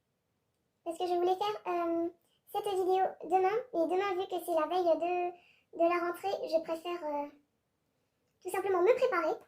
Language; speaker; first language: French; native; French